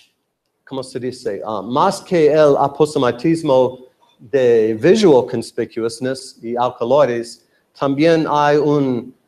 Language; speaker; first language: Spanish; non-native, learner; English